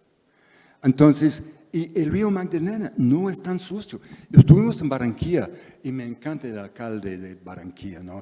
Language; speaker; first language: Spanish; non-native, fluent; English